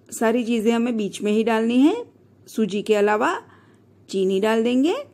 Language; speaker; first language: Hindi; non-native, local second language; Gujarati